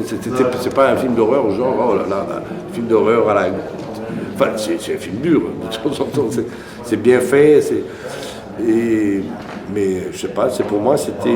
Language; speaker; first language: French; non-native, fluent; Portuguese